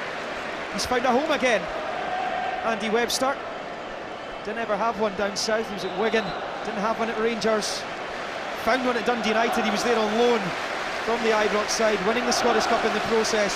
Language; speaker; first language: English; native; English